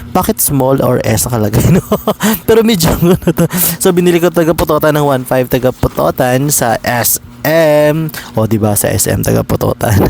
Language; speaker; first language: Filipino; non-native, local second language; Hiligaynon